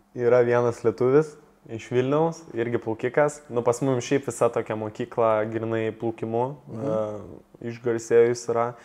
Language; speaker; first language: Lithuanian; native; Lithuanian